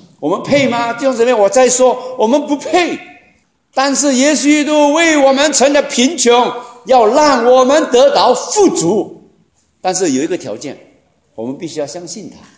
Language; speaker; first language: Chinese; native; Chinese